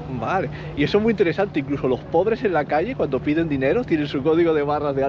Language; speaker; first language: Spanish; native; Spanish